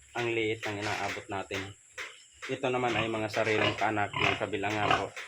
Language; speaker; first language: Filipino; native; Filipino